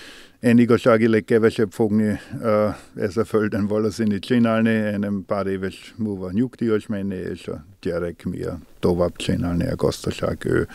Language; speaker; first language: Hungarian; non-native, learner; German